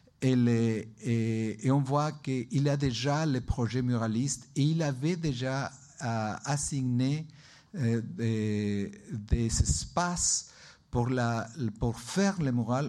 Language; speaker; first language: French; non-native, learner; Spanish